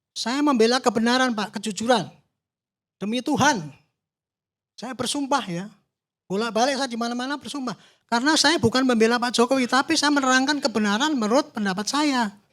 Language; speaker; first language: Indonesian; native; Indonesian